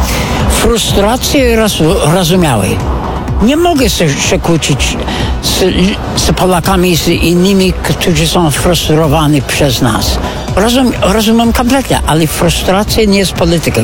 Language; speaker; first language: Polish; non-native, fluent; English